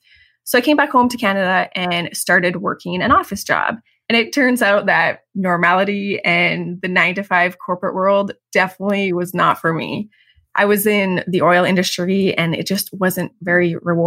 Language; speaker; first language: English; native; English